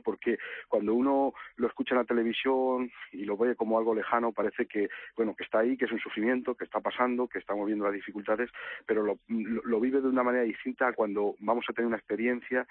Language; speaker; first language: Spanish; native; Spanish